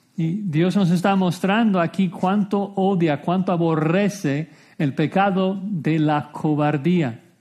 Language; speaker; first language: Spanish; non-native, fluent; English